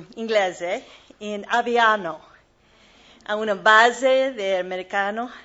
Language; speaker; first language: Italian; non-native, learner; English